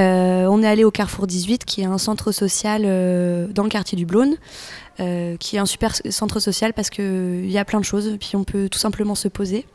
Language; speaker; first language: French; native; French